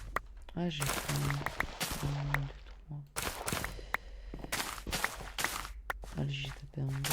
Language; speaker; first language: French; native; French